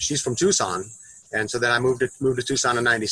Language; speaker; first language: English; native; English